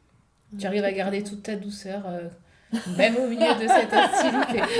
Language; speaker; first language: French; native; French